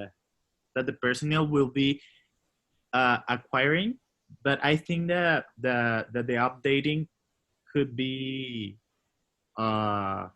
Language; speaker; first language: English; non-native, learner; Spanish